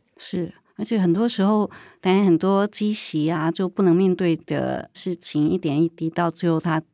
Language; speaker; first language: Chinese; native; Chinese